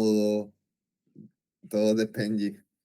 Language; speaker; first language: Spanish; non-native, learner; Portuguese